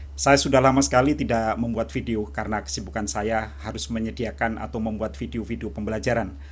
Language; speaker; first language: Indonesian; native; Indonesian